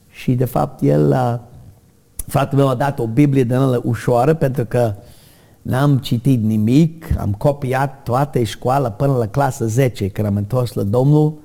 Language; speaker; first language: Romanian; non-native, learner; English